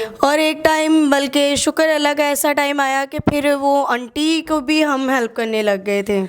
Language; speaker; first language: Urdu; native; Urdu